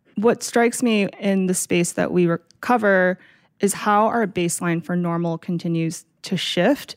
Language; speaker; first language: English; native; English